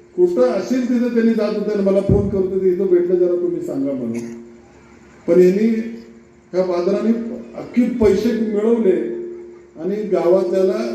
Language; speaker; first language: Marathi; non-native, local second language; Lambadi